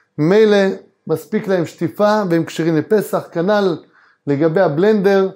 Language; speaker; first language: Hebrew; native; Hebrew